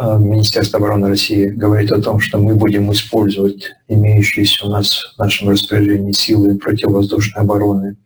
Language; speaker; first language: Russian; native; Russian